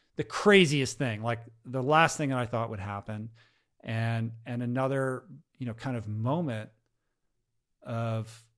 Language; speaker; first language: English; native; English